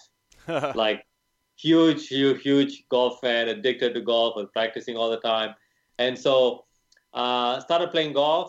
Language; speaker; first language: English; non-native, local second language; Tamil